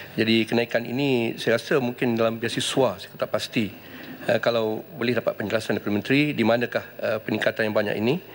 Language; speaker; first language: Malay; native; Malay